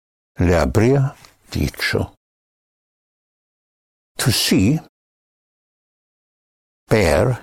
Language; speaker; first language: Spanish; non-native, fluent; English